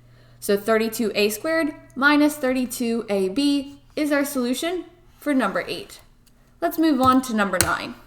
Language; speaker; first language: English; native; English